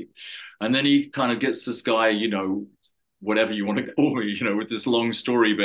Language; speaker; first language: English; native; English